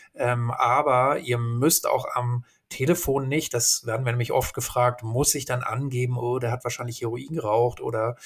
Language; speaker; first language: German; native; German